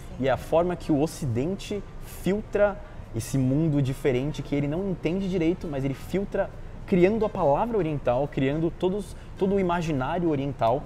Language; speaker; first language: Portuguese; early bilingual, other home language; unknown